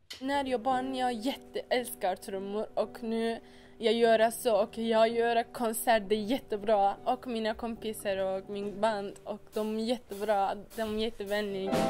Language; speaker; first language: Swedish; non-native, learner; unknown